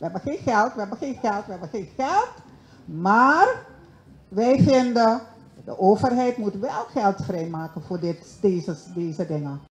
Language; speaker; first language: Dutch; non-native, local second language; Sranan Tongo